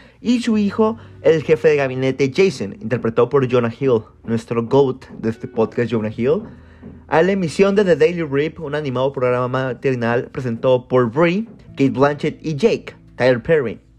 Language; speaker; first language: Spanish; native; Spanish